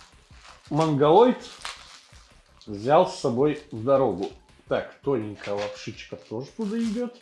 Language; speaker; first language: Russian; native; Russian